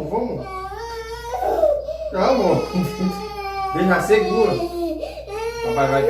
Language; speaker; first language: Portuguese; non-native, learner; Haitian Creole